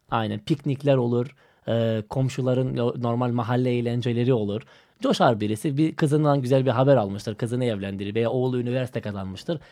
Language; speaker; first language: Turkish; non-native, fluent; Macedonian